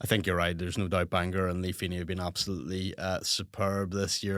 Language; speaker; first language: English; native; English